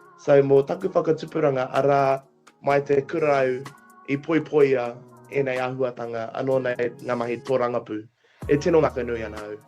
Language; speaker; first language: Māori; non-native, local second language; English